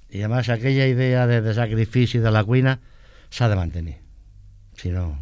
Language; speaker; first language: Catalan; non-native, local second language; Spanish